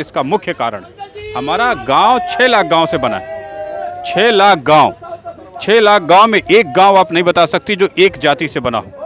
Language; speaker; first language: Hindi; native; Hindi